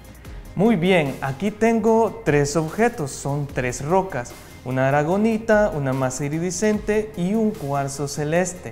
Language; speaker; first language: Spanish; native; Spanish